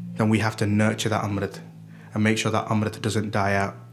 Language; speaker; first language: English; native; English